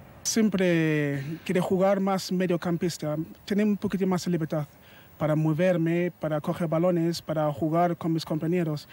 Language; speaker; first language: Spanish; non-native, learner; English